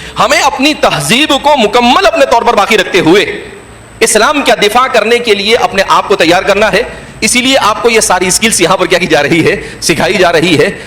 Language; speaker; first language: Urdu; non-native, local second language; Gujarati